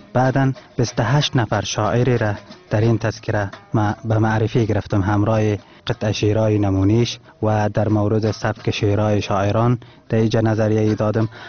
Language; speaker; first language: Persian; non-native, local second language; Turkmen